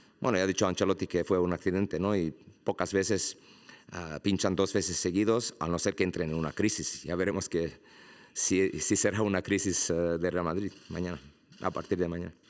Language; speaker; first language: Spanish; non-native, fluent; Croatian